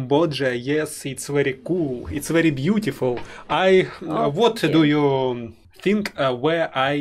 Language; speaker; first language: English; non-native, learner; Russian